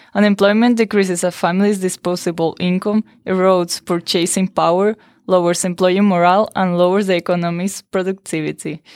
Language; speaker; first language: English; non-native, fluent; Spanish